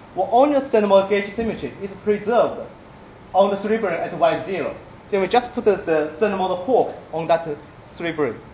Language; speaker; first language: English; non-native, fluent; Chinese